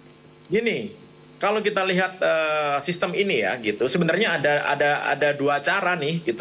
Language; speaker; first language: Indonesian; native; Indonesian